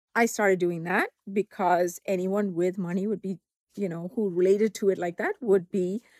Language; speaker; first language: English; non-native, local second language; Tamil